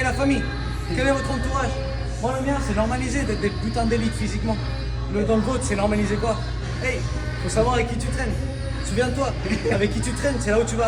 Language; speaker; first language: French; native; French